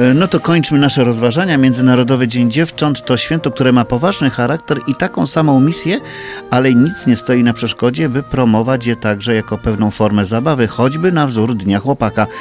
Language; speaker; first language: Polish; native; Polish